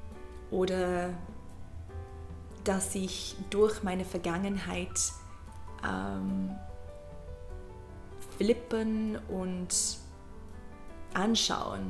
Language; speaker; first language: German; non-native, learner; English